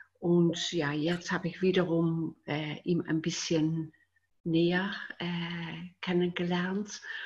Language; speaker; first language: German; non-native, fluent; Dutch